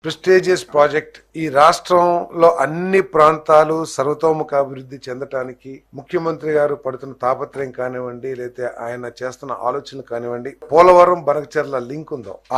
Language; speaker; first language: Telugu; native; Telugu